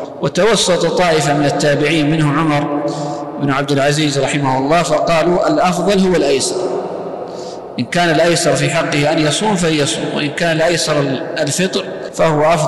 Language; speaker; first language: Arabic; native; Arabic